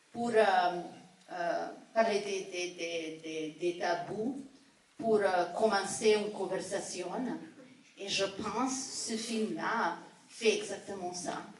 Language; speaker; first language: French; non-native, fluent; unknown